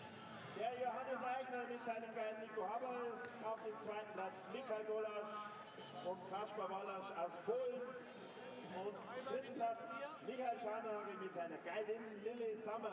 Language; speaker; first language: German; native; German